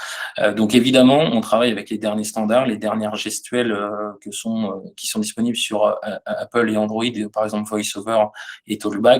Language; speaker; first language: French; native; French